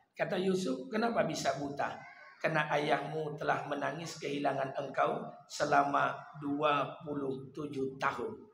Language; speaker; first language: Malay; non-native, local second language; Minangkabau